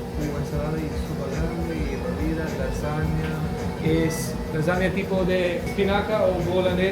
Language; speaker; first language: Spanish; non-native, learner; English